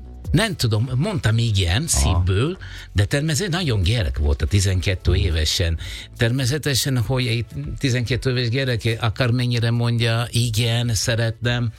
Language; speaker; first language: Hungarian; non-native, learner; Italian